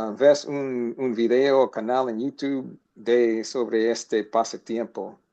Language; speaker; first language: Spanish; non-native, learner; English